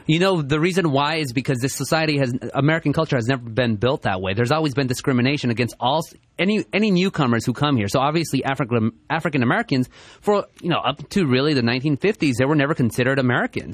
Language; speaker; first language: English; early bilingual, other home language; Spanish